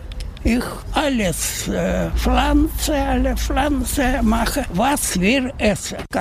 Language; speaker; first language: German; non-native, learner; Russian